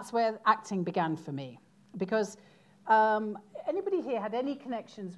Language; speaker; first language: English; native; English